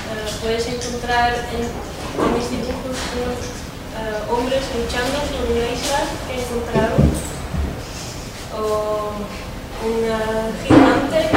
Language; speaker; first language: Spanish; non-native, fluent; Dutch